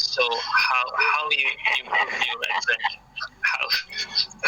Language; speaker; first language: English; non-native, learner; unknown